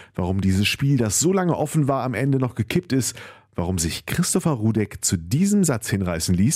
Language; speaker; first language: German; native; German